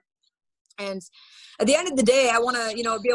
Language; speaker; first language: English; native; English